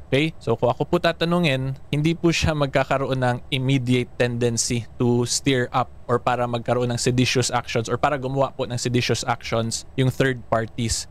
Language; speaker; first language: Filipino; non-native, local second language; Cebuano